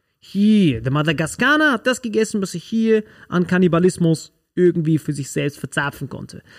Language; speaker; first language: German; non-native, fluent; Spanish